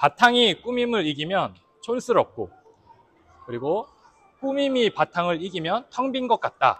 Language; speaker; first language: Korean; native; Korean